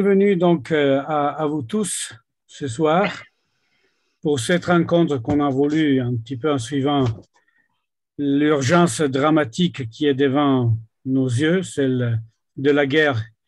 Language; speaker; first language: French; non-native, fluent; Italian